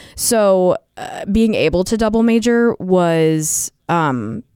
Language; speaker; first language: English; native; English